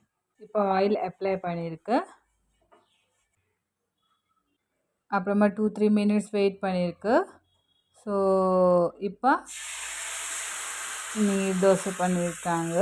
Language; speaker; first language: Tamil; non-native, learner; Kannada